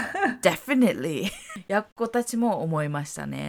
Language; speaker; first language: Japanese; native; Japanese